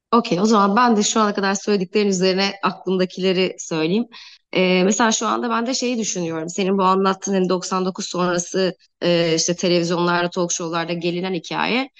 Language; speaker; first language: Turkish; native; Turkish